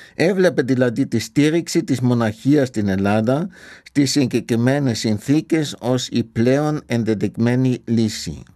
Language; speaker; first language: Greek; non-native, fluent; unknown